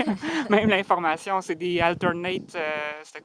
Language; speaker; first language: French; native; French